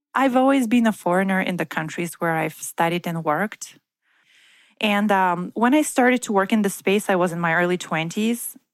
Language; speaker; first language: English; non-native, fluent; Bulgarian